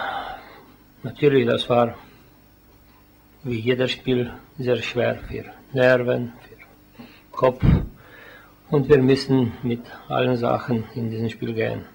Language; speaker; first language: German; non-native, fluent; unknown